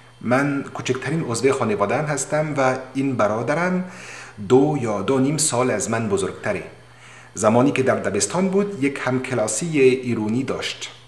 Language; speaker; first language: Persian; non-native, learner; French